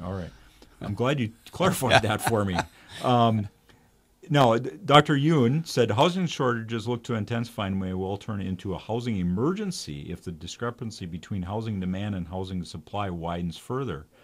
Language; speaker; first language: English; native; English